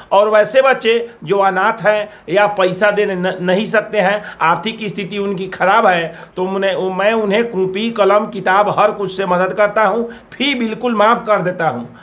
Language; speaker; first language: Hindi; native; Hindi